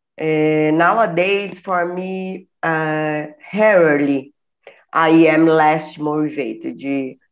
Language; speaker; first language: English; non-native, learner; Portuguese